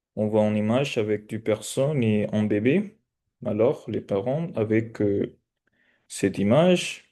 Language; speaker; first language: French; non-native, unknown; Spanish